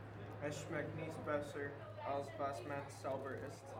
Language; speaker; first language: German; non-native, learner; English